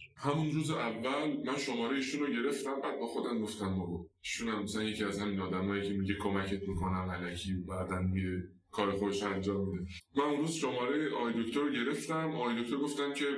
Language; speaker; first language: Persian; non-native, local second language; Azerbaijani